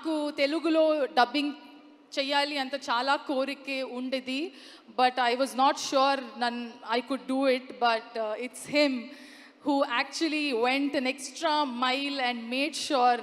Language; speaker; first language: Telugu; non-native, learner; Tulu